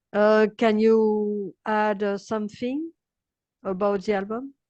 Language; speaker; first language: English; non-native, learner; French